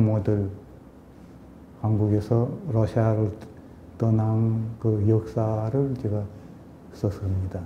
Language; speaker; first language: Korean; early bilingual, heritage; Korean